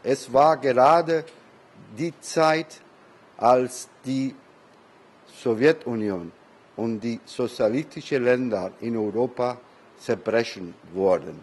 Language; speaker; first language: German; non-native, learner; Spanish